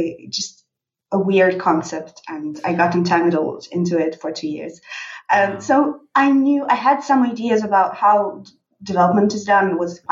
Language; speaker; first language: English; non-native, fluent; Russian